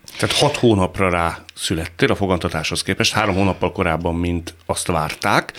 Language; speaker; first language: Hungarian; native; Hungarian